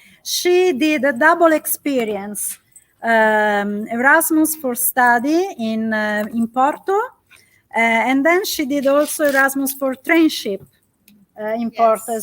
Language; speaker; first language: English; non-native, fluent; Italian